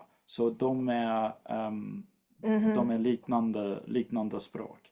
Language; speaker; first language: Swedish; non-native, fluent; English